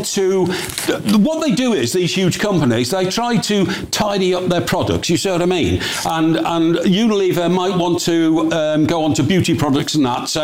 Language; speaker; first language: English; native; English